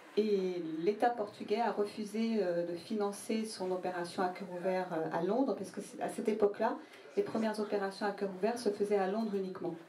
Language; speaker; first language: French; non-native, fluent; Portuguese